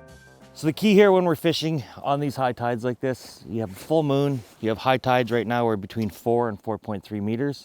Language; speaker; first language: English; native; English